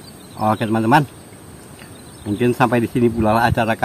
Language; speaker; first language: Indonesian; native; Indonesian